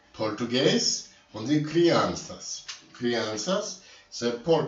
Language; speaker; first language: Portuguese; non-native, learner; Haitian Creole